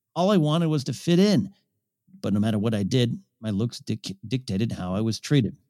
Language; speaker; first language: English; early bilingual, other home language; Ukrainian